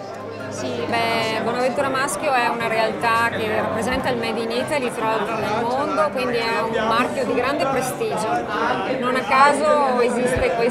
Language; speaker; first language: Italian; native; Italian